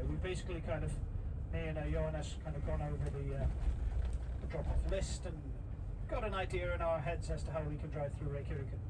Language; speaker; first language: English; non-native, fluent; Icelandic